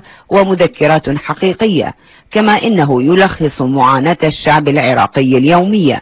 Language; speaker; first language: Arabic; native; Arabic